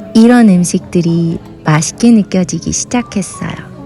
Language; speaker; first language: Korean; native; Korean